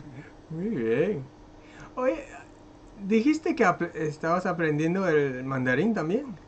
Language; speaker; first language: Spanish; non-native, fluent; French